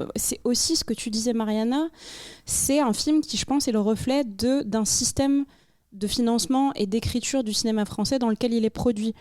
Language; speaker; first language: French; native; French